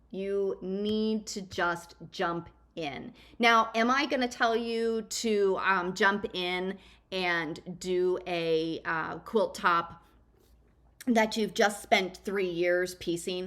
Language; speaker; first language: English; native; English